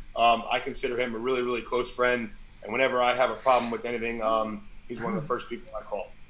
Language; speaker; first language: English; native; English